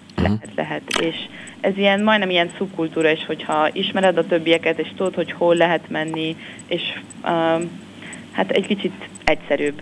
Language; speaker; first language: Hungarian; non-native, fluent; Spanish